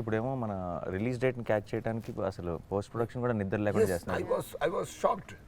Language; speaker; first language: Telugu; native; Telugu